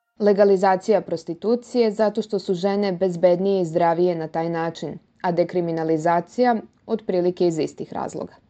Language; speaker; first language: Serbian; native; Serbian